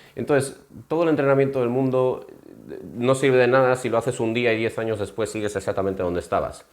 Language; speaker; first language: Spanish; native; Spanish